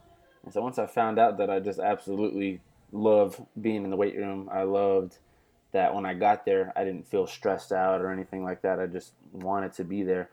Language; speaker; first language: English; native; English